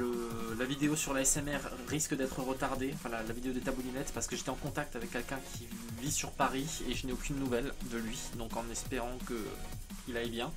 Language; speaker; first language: French; native; French